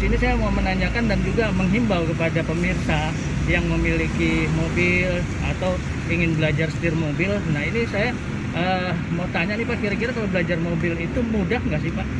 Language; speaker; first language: Indonesian; native; Indonesian